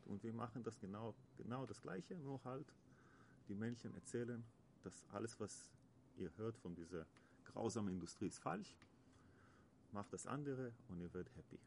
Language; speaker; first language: German; non-native, learner; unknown